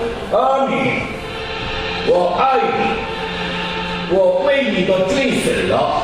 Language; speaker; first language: Chinese; non-native, learner; Korean